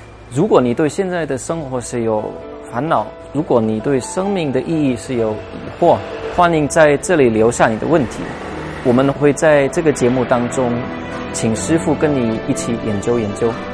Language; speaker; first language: Chinese; non-native, fluent; German